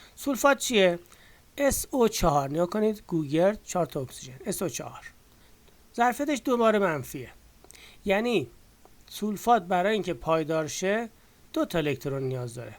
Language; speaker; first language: Persian; native; Persian